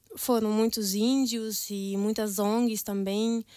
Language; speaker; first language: Portuguese; non-native, fluent; German